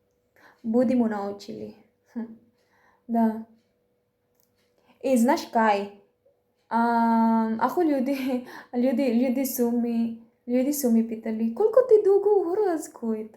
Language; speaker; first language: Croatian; non-native, learner; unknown